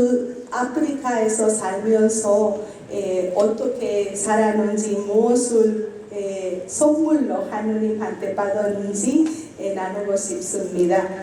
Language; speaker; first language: Korean; non-native, learner; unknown